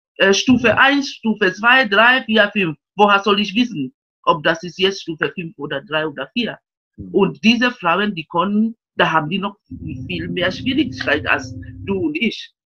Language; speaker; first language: German; non-native, fluent; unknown